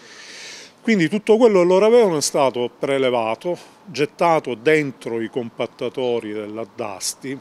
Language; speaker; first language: Italian; native; Italian